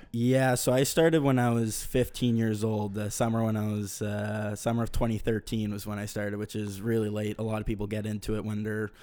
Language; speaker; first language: English; native; English